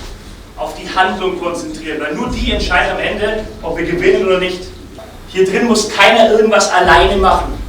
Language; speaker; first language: German; native; German